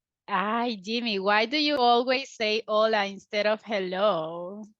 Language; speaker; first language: English; non-native, local second language; Spanish